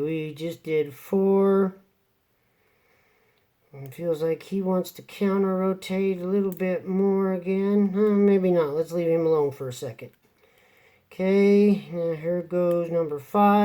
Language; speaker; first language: English; native; English